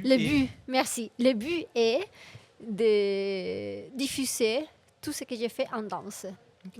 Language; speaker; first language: French; non-native, fluent; Spanish